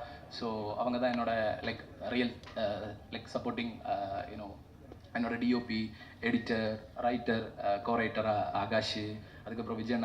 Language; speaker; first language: Tamil; non-native, learner; Malayalam